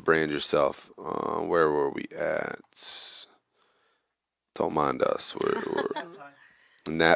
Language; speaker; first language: English; native; English